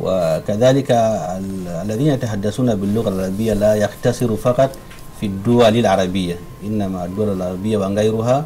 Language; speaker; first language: Arabic; non-native, fluent; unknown